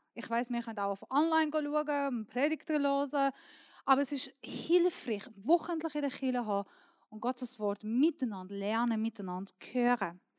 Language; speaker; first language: German; non-native, fluent; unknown